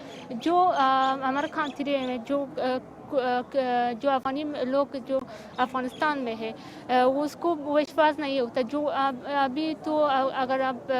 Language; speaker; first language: Hindi; non-native, learner; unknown